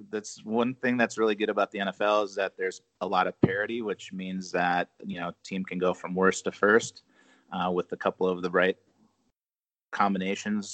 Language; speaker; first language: English; native; English